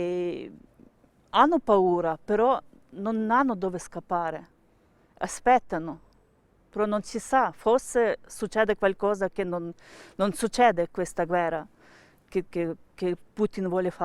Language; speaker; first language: Italian; non-native, learner; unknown